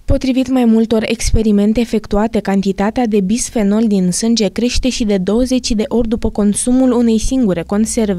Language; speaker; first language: Romanian; native; Romanian